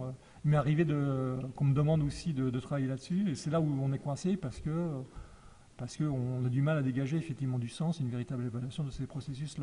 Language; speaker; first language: French; native; French